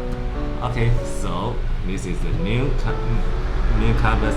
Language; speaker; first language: English; non-native, learner; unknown